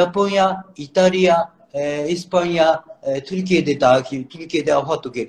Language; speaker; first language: Turkish; non-native, learner; Japanese